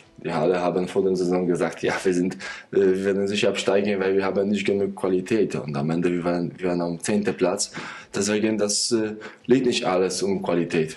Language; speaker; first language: German; non-native, fluent; Polish